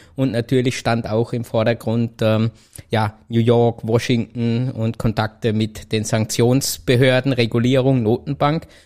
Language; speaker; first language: German; native; German